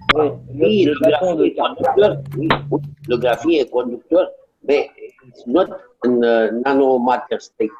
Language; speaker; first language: French; non-native, learner; Romanian